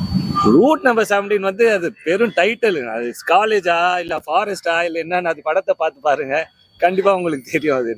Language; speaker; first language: Tamil; native; Tamil